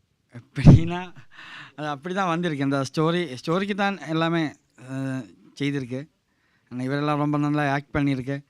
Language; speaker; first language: Tamil; non-native, learner; Malayalam